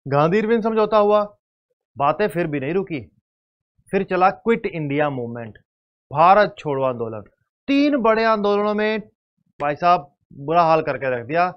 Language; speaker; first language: Hindi; native; Hindi